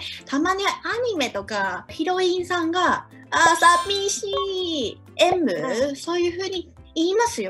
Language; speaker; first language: Japanese; non-native, fluent; Cantonese